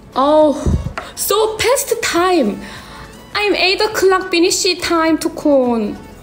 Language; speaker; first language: English; non-native, learner; Korean